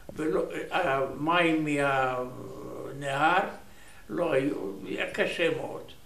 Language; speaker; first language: Hebrew; non-native, learner; Romanian